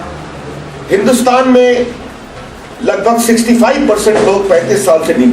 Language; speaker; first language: Hindi; native; Hindi